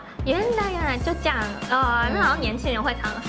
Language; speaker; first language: Chinese; non-native, fluent; Japanese